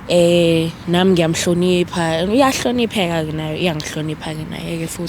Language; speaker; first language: Zulu; non-native, local second language; Xhosa